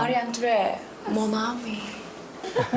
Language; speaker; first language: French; non-native, learner; Korean